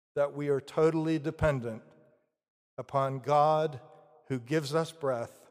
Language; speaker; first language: English; native; English